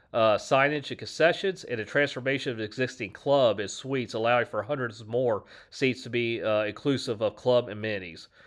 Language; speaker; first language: English; native; English